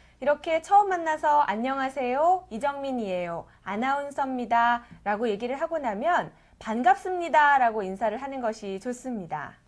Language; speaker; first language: Korean; native; Korean